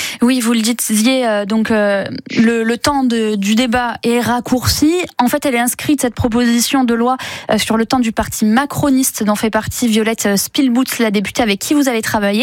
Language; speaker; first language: French; native; French